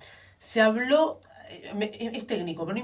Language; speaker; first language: Spanish; native; Spanish